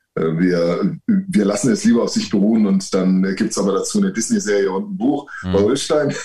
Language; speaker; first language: German; native; German